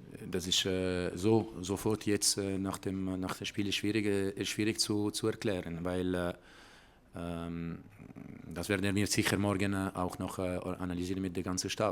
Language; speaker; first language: German; non-native, fluent; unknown